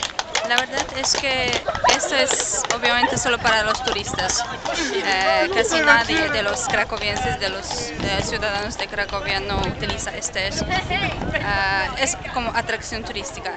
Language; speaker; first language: Spanish; non-native, fluent; Polish